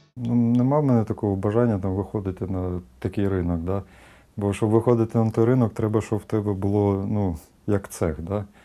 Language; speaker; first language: Ukrainian; native; Ukrainian